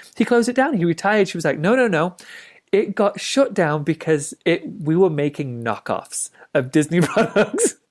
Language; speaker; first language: English; native; English